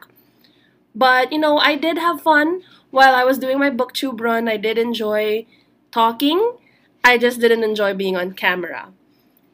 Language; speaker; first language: English; non-native, local second language; Filipino